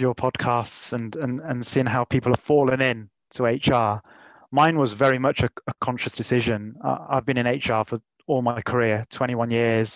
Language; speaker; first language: English; native; English